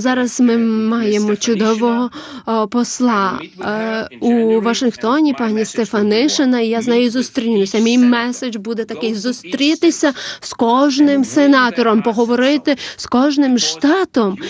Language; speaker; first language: Ukrainian; non-native, learner; Lithuanian